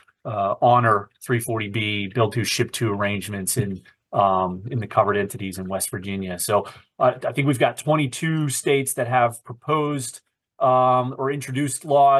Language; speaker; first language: English; native; English